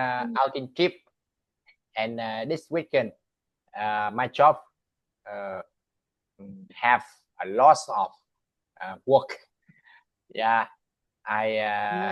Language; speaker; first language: English; non-native, learner; Vietnamese